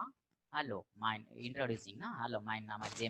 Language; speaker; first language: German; non-native, fluent; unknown